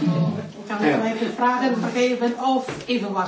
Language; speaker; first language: Dutch; non-native, learner; Indonesian